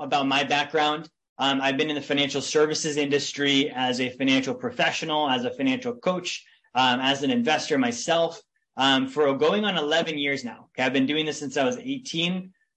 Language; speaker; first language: English; native; English